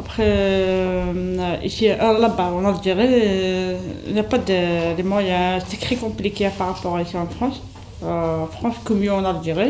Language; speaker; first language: French; non-native, learner; Kabyle